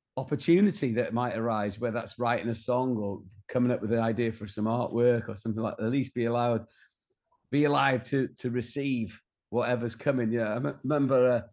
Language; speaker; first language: English; native; English